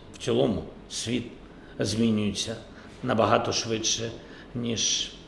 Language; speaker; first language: Ukrainian; non-native, local second language; Russian